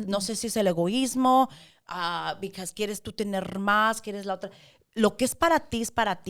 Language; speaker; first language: Spanish; early bilingual, heritage; Spanish